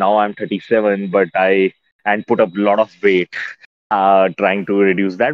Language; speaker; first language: English; non-native, local second language; Hindi